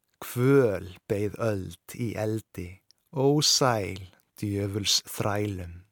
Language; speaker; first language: Icelandic; native; Icelandic